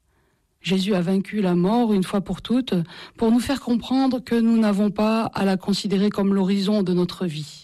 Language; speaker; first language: French; native; French